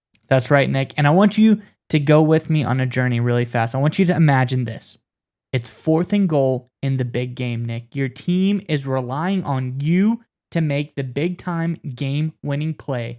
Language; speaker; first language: English; native; English